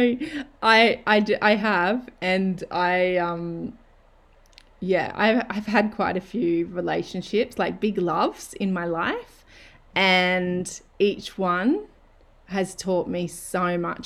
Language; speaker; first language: English; native; English